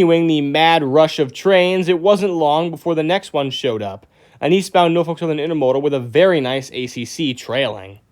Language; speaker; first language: English; native; English